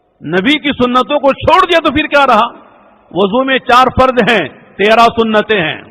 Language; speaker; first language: Urdu; native; Urdu